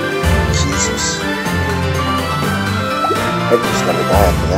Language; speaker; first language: English; native; English